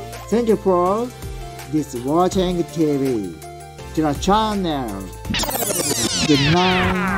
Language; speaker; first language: English; non-native, learner; Japanese